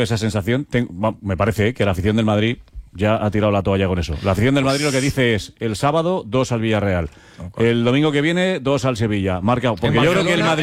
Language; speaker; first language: Spanish; native; Spanish